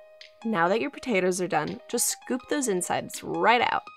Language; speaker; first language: English; native; English